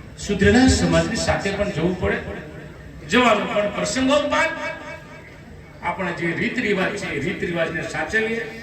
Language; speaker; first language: Gujarati; non-native, local second language; Rathawi